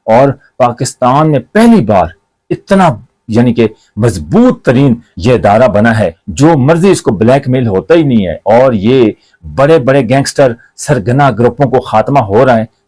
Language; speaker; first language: Urdu; non-native, local second language; Punjabi